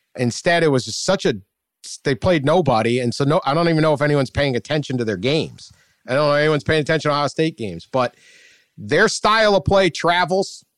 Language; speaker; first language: English; native; English